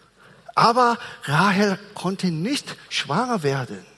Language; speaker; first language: German; non-native, fluent; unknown